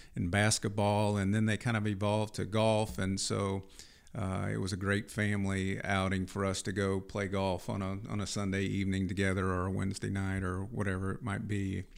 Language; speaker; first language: English; native; English